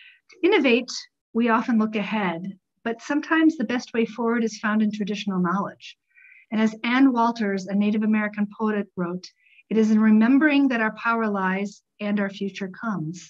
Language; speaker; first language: English; native; English